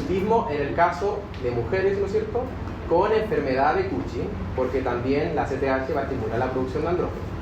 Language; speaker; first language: Spanish; native; Spanish